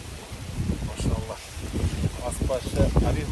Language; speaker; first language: Turkish; non-native, learner; Kazakh